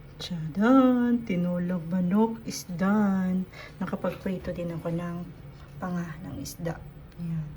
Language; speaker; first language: Filipino; non-native, local second language; Cebuano